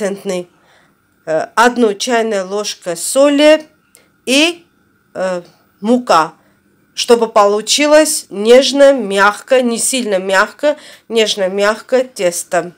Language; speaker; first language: Russian; non-native, fluent; Armenian